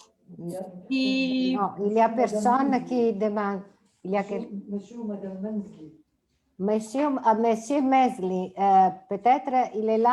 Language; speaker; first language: French; non-native, fluent; Italian